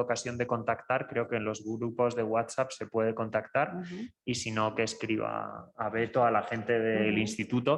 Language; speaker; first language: Spanish; native; Spanish